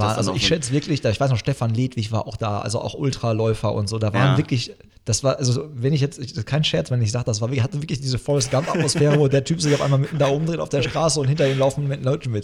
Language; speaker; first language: German; native; German